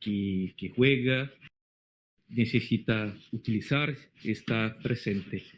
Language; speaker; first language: Spanish; non-native, learner; Portuguese